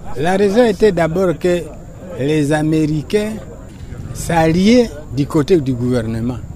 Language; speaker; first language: French; non-native, local second language; Swahili